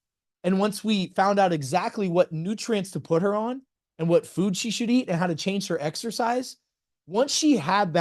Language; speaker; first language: English; native; English